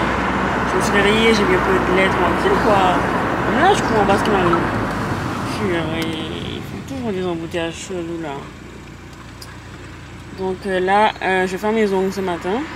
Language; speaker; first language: French; native; French